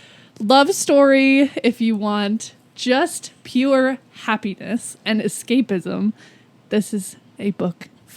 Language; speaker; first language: English; native; English